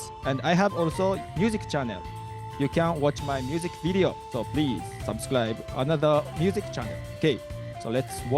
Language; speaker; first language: English; non-native, learner; Japanese